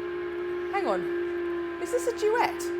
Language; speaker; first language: English; native; English